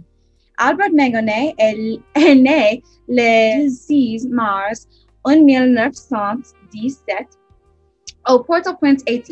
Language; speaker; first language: French; non-native, learner; English